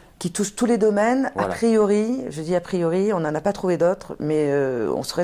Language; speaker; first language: French; native; French